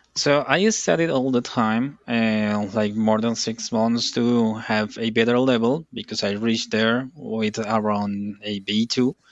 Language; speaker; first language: English; non-native, fluent; Spanish